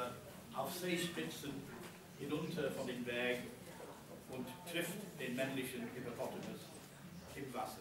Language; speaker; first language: German; non-native, fluent; English